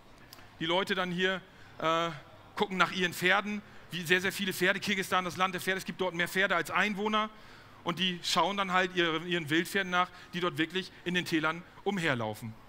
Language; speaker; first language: German; native; German